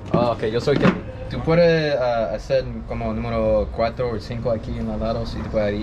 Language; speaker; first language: Spanish; non-native, learner; English